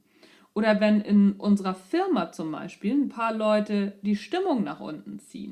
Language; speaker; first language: German; native; German